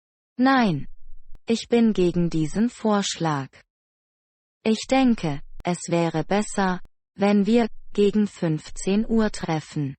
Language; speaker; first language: German; non-native, fluent; Persian